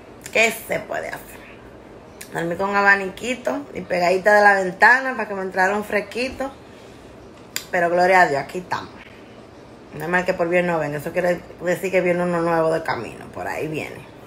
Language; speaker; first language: Spanish; native; Spanish